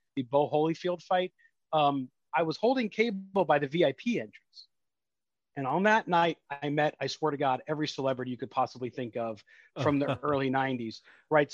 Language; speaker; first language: English; native; English